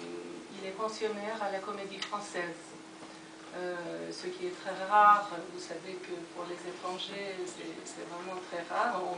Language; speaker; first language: French; non-native, fluent; Persian